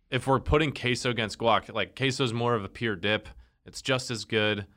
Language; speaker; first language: English; native; English